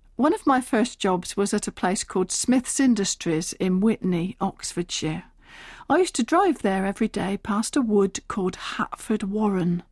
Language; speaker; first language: English; native; English